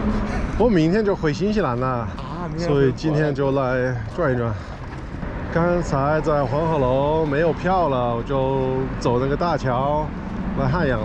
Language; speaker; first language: Chinese; non-native, fluent; English